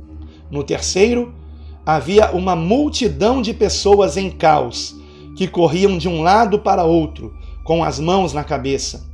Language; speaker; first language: Portuguese; native; Portuguese